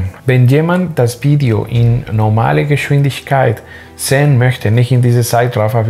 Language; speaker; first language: German; non-native, learner; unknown